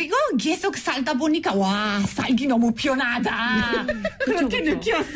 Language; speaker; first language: Korean; non-native, fluent; Italian